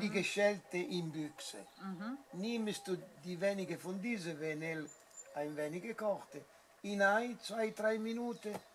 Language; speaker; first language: German; non-native, learner; Italian